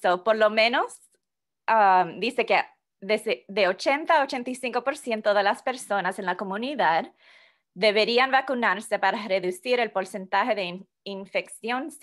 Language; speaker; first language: Spanish; non-native, fluent; English